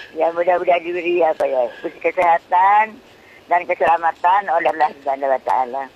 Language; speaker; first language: Indonesian; non-native, local second language; Madurese